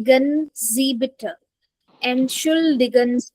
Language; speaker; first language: German; non-native, fluent; Hindi